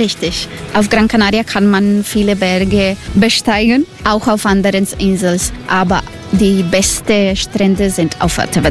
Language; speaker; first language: German; non-native, learner; Croatian